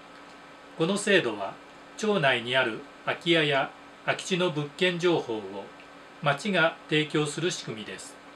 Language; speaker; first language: Japanese; native; Japanese